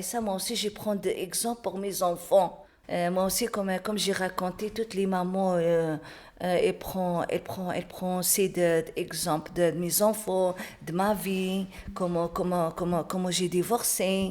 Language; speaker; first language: French; non-native, learner; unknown